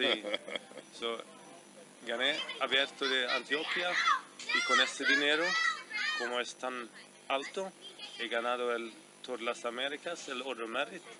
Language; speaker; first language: Spanish; non-native, fluent; Swedish